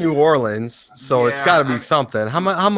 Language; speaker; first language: English; native; English